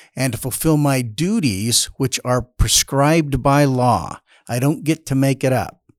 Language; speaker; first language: English; native; English